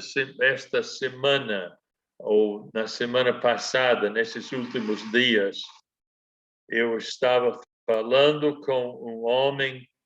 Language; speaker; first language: Portuguese; non-native, fluent; English